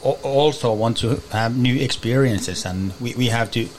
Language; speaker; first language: English; non-native, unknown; Finnish